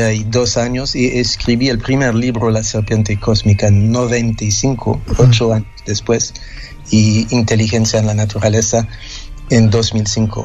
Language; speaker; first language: Spanish; non-native, fluent; French